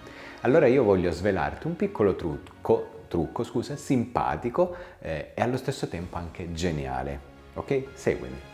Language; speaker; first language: Italian; native; Italian